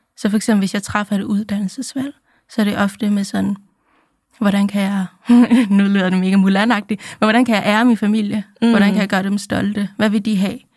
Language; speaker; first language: Danish; early bilingual, other home language; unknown